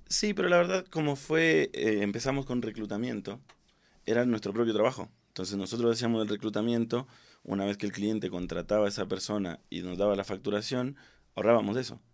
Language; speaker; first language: Spanish; native; Spanish